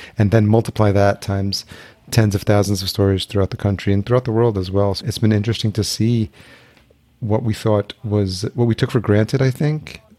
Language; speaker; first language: English; early bilingual, other home language; Spanish